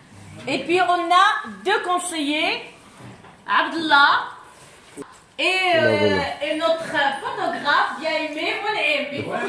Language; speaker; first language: French; native; French